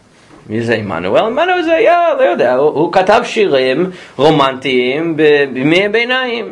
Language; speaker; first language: Hebrew; non-native, fluent; English